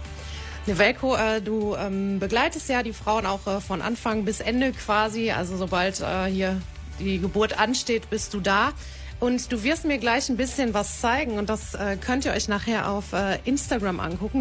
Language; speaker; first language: German; native; German